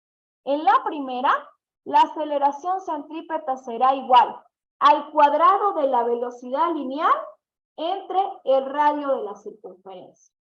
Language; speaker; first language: Spanish; native; Spanish